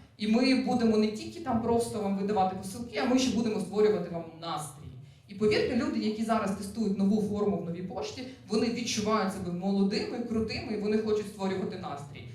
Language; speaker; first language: Ukrainian; non-native, local second language; Russian